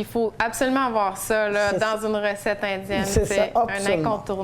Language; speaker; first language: French; native; French